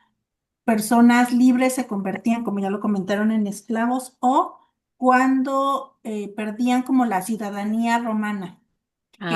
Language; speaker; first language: Spanish; native; Spanish